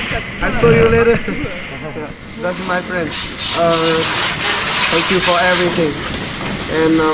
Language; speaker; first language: English; non-native, learner; Vietnamese